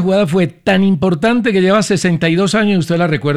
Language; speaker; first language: Spanish; native; Spanish